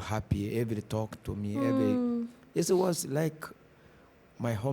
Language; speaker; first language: English; non-native, learner; Bambara